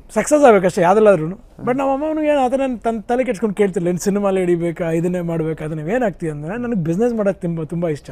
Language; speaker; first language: Kannada; early bilingual, heritage; Kannada